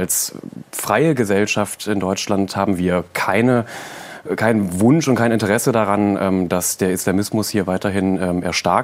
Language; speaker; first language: German; native; German